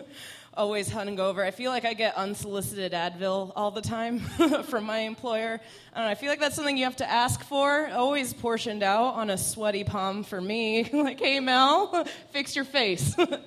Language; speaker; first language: English; non-native, fluent; Persian